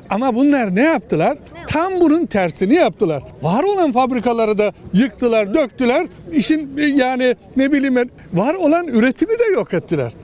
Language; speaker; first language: Turkish; native; Turkish